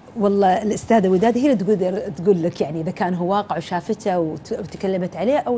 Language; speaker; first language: Arabic; native; Arabic